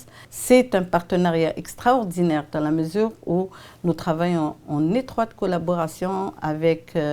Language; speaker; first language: French; native; French